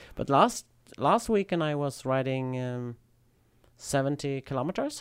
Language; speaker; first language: English; non-native, fluent; Swedish